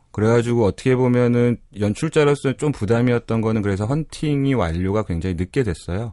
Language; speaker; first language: Korean; native; Korean